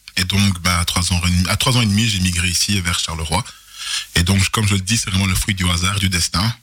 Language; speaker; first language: French; native; French